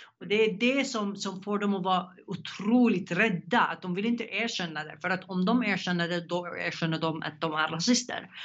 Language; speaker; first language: Swedish; non-native, fluent; Arabic